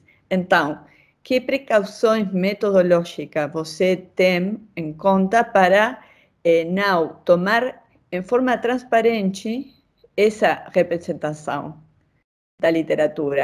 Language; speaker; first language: Portuguese; non-native, fluent; Spanish